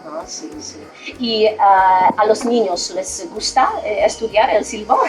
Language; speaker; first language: Spanish; non-native, fluent; Polish